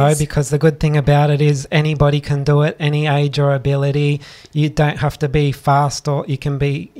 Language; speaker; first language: English; native; English